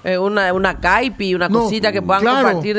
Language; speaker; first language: Spanish; native; Spanish